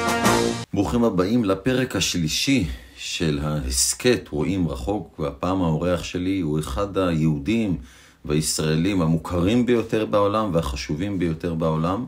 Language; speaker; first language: Hebrew; native; Hebrew